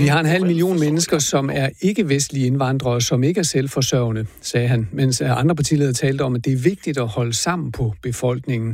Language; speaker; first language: Danish; native; Danish